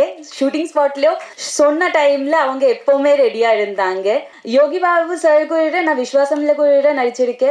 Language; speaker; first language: Tamil; non-native, fluent; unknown